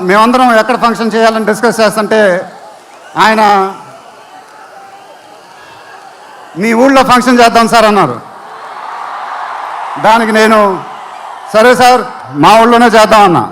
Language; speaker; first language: Telugu; native; Telugu